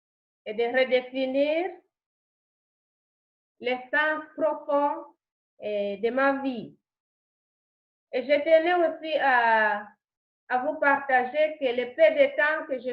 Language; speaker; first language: French; non-native, learner; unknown